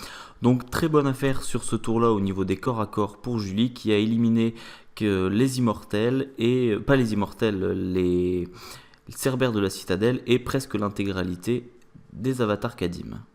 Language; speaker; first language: French; native; French